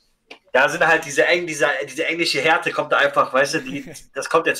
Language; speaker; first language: German; native; German